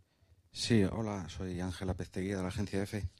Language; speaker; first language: Spanish; native; Spanish